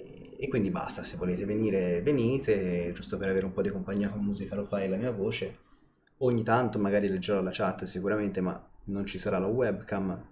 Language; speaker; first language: Italian; native; Italian